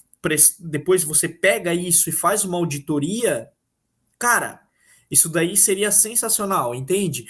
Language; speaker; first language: Portuguese; native; Portuguese